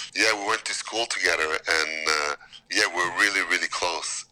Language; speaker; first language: English; native; English